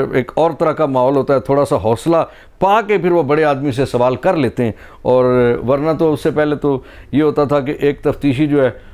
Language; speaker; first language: Urdu; non-native, local second language; Pahari-Potwari